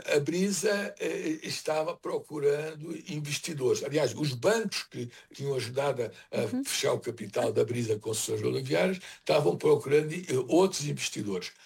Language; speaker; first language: Portuguese; native; Portuguese